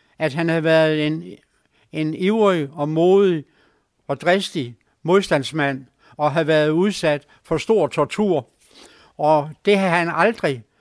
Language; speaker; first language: Danish; native; Danish